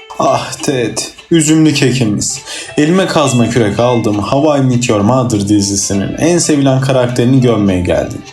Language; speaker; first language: Turkish; native; Turkish